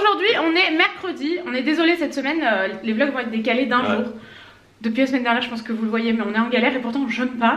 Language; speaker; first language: French; native; French